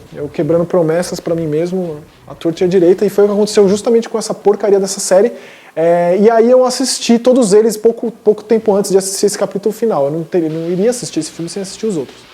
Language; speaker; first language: Portuguese; native; Portuguese